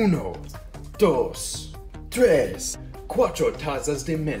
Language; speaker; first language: Spanish; non-native, learner; English